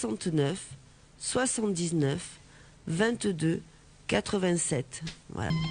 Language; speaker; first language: French; native; French